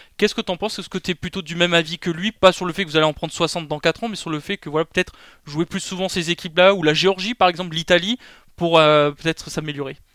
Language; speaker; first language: French; native; French